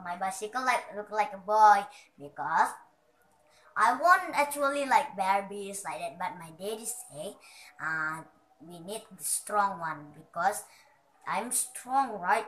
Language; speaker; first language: English; non-native, learner; Indonesian